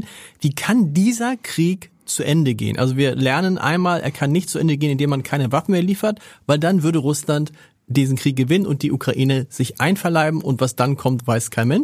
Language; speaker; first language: German; native; German